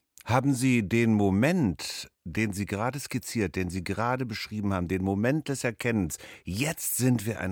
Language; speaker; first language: German; native; German